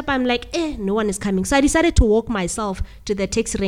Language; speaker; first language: English; non-native, local second language; Southern Sotho